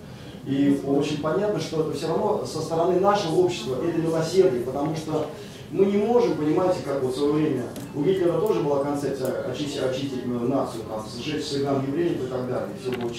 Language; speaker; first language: Russian; native; Russian